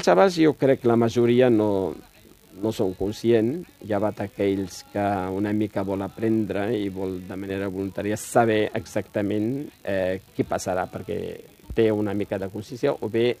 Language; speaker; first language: Catalan; non-native, fluent; Riffian